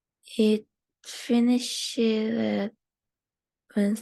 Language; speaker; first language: English; non-native, learner; Korean